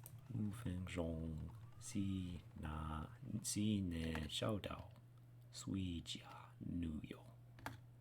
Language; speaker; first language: Chinese; non-native, learner; English